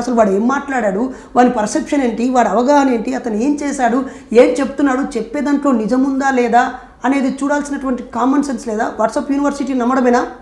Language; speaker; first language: Telugu; native; Telugu